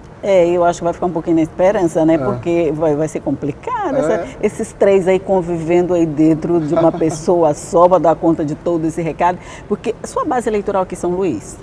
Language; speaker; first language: Portuguese; native; Portuguese